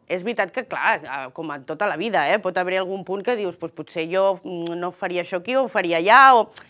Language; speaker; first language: Catalan; early bilingual, other home language; Spanish